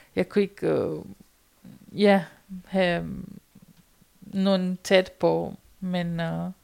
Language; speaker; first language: Danish; non-native, fluent; Romanian